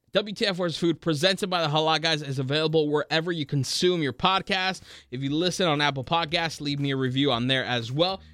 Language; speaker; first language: English; native; English